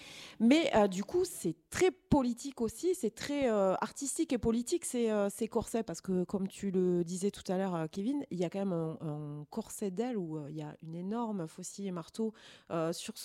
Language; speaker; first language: French; native; French